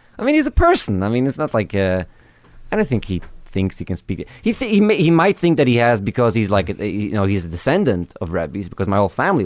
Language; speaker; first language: English; early bilingual, other home language; Hebrew